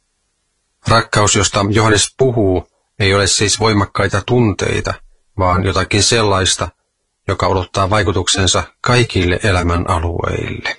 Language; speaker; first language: Finnish; native; Finnish